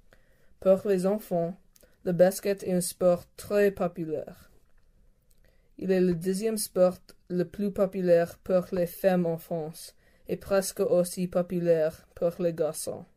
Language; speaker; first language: French; non-native, learner; English